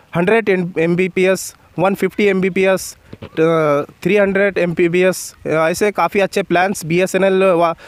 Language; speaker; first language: Hindi; non-native, local second language; Marathi